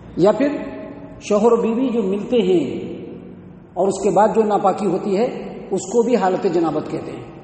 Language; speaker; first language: Urdu; native; Urdu